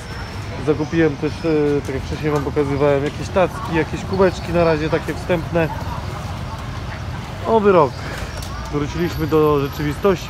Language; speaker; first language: Polish; native; Polish